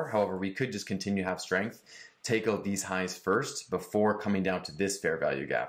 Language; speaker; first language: English; native; English